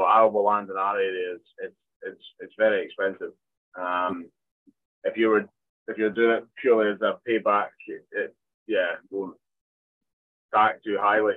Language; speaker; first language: English; native; English